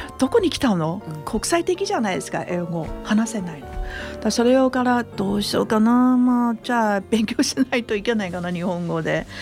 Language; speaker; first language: Japanese; non-native, fluent; Chinese